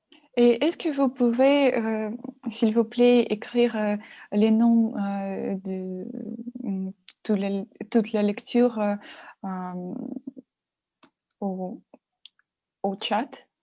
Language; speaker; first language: French; non-native, learner; Russian